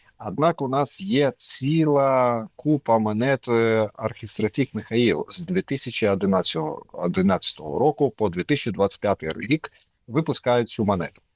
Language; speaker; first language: Ukrainian; non-native, local second language; Russian